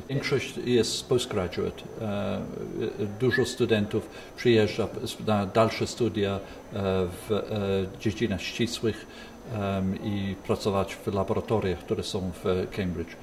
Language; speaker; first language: Polish; early bilingual, heritage; Polish